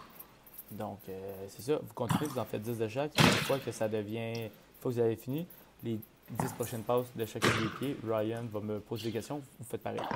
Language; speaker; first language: French; native; French